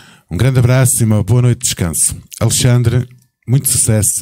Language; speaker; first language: Portuguese; native; Portuguese